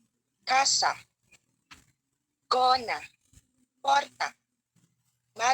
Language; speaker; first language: Italian; non-native, learner; Filipino